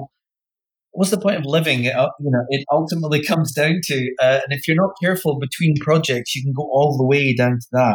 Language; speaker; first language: English; native; English